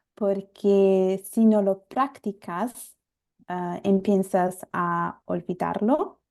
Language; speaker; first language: Spanish; non-native, learner; Bangla